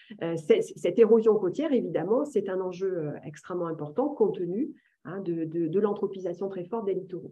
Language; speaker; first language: French; native; French